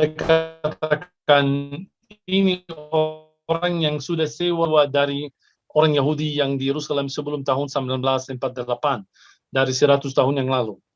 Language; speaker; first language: Indonesian; non-native, fluent; Arabic